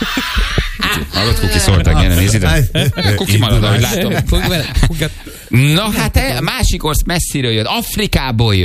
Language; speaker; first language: Hungarian; native; Hungarian